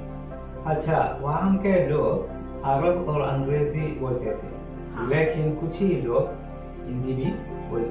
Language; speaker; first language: Hindi; non-native, local second language; Malayalam